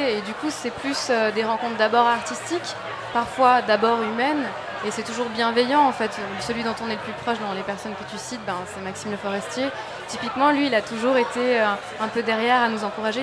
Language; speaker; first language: French; native; French